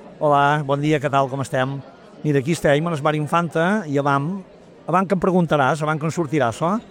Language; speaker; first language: Catalan; native; Catalan